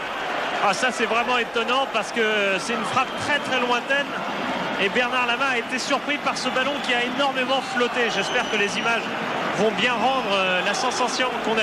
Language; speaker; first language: French; native; French